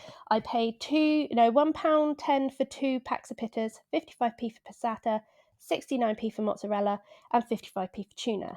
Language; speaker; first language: English; native; English